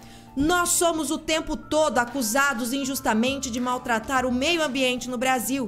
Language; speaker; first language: Portuguese; native; Portuguese